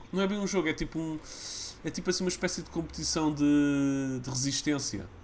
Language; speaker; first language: Portuguese; early bilingual, other home language; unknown